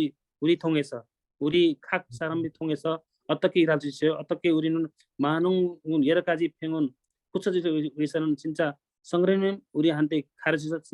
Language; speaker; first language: Korean; non-native, learner; Nepali